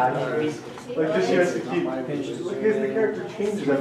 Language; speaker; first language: English; native; English